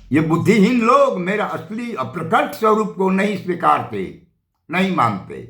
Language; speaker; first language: Hindi; non-native, local second language; Gujarati